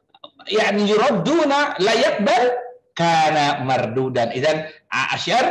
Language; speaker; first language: Arabic; non-native, fluent; Indonesian